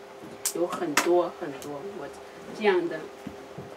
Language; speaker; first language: Russian; non-native, learner; Chinese